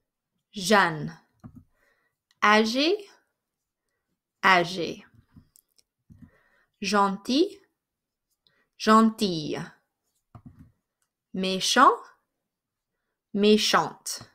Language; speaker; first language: French; non-native, fluent; English